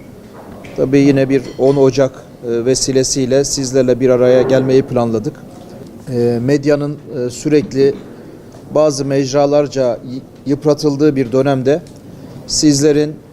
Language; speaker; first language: Turkish; native; Turkish